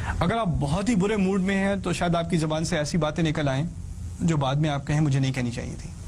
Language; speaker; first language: Urdu; early bilingual, heritage; Urdu